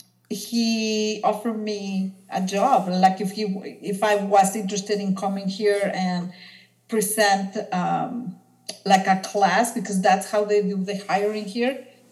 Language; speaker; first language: English; non-native, fluent; Spanish